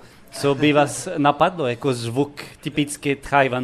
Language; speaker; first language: Czech; non-native, fluent; French